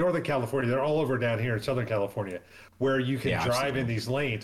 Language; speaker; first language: English; native; English